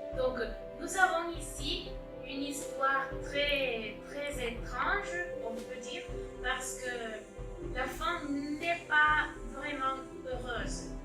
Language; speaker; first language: French; non-native, learner; Spanish